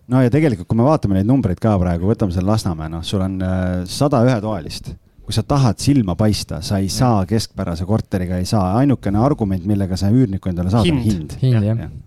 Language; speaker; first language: Estonian; native; Estonian